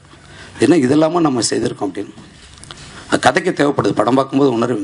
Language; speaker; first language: Tamil; native; Tamil